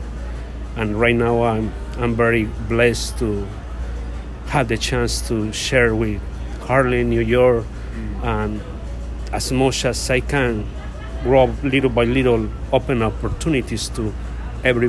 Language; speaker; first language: English; non-native, learner; Spanish